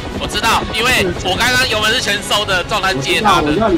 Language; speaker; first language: Chinese; native; Chinese